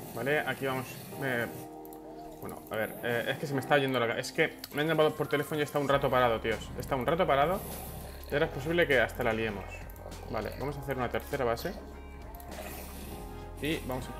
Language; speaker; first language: Spanish; native; Spanish